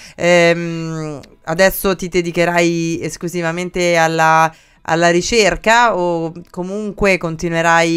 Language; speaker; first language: Italian; native; Italian